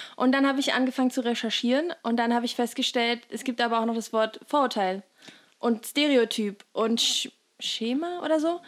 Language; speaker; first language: German; native; German